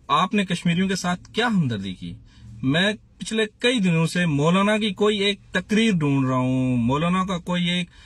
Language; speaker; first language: Urdu; non-native, local second language; Punjabi